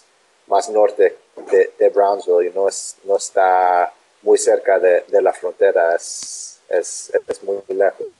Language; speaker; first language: Spanish; non-native, learner; English